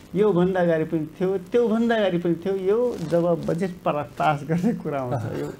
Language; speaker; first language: Nepali; non-native, local second language; Rana Tharu